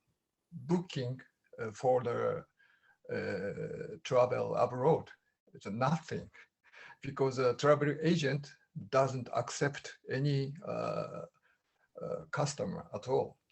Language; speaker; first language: English; non-native, learner; Japanese